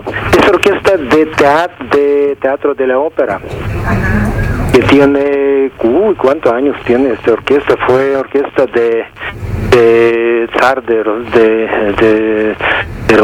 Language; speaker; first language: Spanish; non-native, fluent; Russian